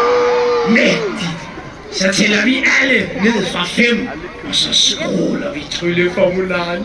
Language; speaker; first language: Danish; native; Danish